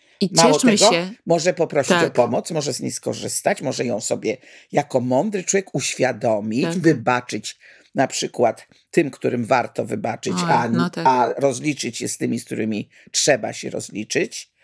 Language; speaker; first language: Polish; native; Polish